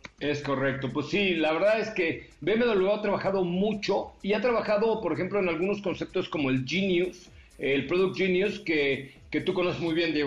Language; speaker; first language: Spanish; native; Spanish